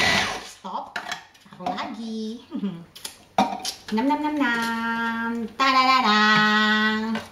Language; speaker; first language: Indonesian; non-native, local second language; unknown